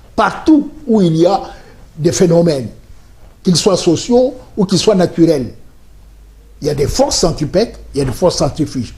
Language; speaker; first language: French; non-native, local second language; Luba-Lulua